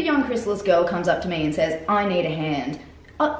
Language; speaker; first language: English; native; English